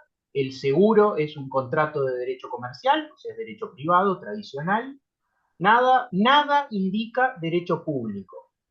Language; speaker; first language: Spanish; native; Spanish